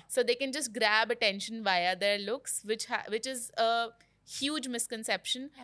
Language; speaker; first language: English; non-native, local second language; Hindi